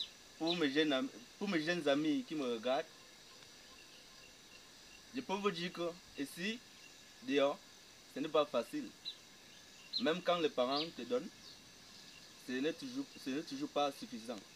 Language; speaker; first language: French; non-native, local second language; English